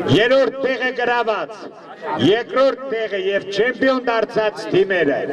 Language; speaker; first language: Armenian; native; Armenian